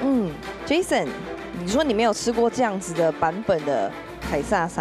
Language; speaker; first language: Chinese; native; Chinese